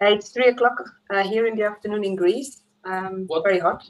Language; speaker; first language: English; non-native, fluent; Dutch